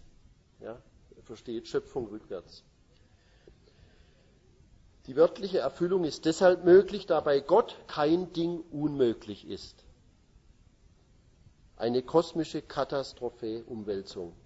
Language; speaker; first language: German; native; German